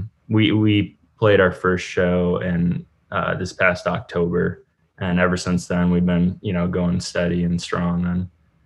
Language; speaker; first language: English; native; English